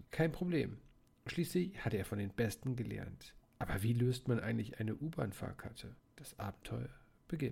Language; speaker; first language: German; native; German